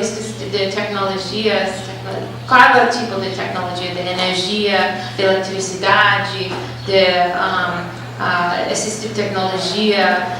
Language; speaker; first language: Portuguese; non-native, fluent; English